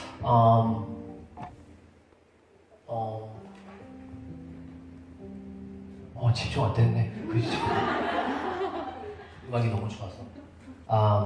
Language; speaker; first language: Korean; non-native, fluent; English